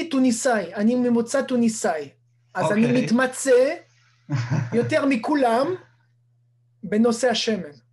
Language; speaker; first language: Hebrew; non-native, fluent; French